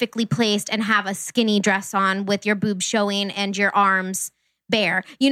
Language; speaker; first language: English; native; English